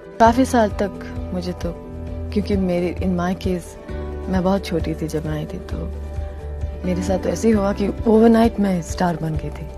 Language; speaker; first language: Hindi; non-native, local second language; Tamil